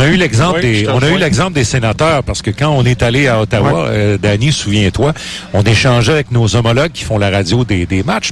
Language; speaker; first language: French; native; French